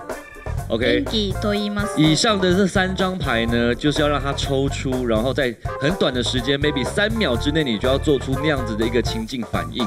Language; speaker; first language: Chinese; native; Chinese